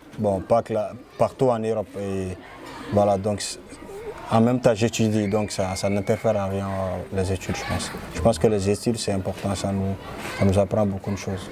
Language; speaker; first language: French; non-native, local second language; Fula